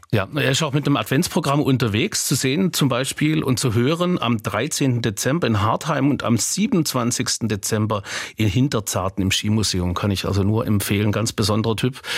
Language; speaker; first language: German; native; German